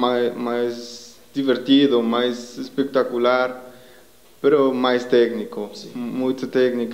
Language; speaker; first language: Portuguese; non-native, learner; Spanish